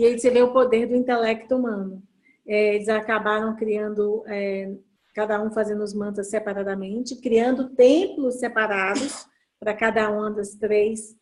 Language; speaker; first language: Portuguese; native; Portuguese